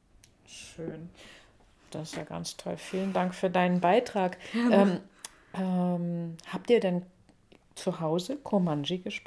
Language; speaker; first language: German; native; German